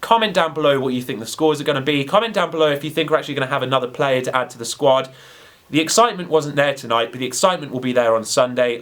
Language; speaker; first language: English; native; English